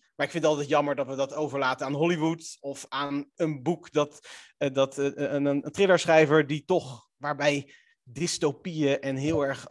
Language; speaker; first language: Dutch; native; Dutch